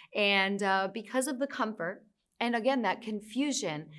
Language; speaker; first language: English; native; English